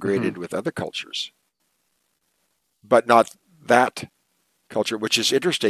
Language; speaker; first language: English; native; English